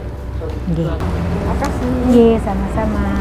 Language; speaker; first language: Indonesian; native; Indonesian